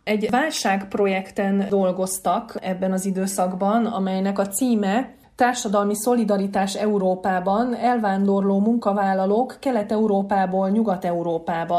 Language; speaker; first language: Hungarian; native; Hungarian